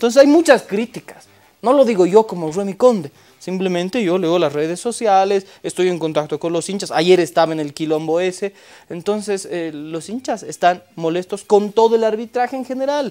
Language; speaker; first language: Spanish; native; Spanish